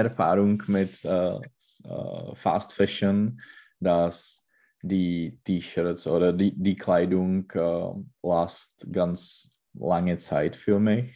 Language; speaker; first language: German; non-native, learner; Czech